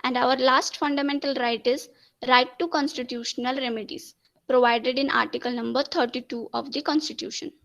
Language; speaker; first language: English; non-native, local second language; Marathi